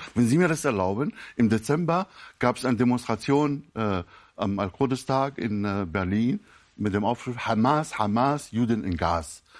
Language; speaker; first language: German; non-native, fluent; Arabic